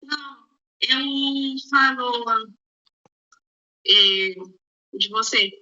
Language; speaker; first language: Portuguese; non-native, learner; Haitian Creole